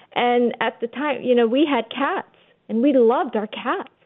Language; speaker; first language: English; early bilingual, other home language; Urdu